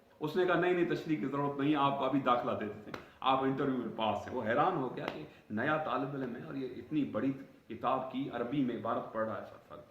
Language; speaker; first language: Urdu; non-native, local second language; Sindhi